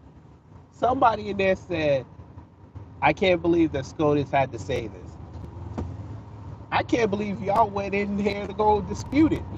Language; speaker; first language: English; native; English